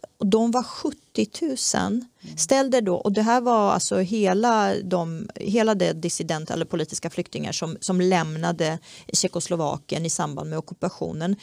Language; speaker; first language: Swedish; early bilingual, other home language; Czech